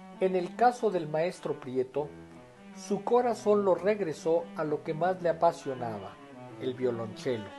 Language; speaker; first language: Spanish; native; Spanish